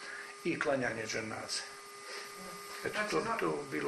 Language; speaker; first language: Croatian; native; Croatian